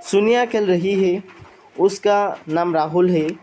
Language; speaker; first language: Hindi; non-native, local second language; Assamese